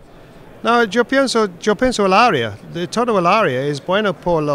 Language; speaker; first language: Spanish; non-native, fluent; English